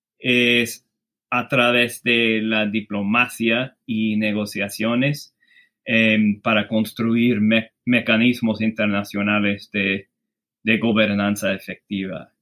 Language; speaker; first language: Spanish; non-native, fluent; English